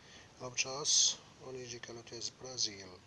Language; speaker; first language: Czech; non-native, learner; Arabic